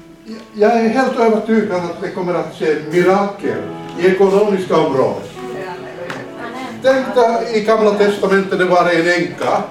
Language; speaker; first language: Swedish; non-native, fluent; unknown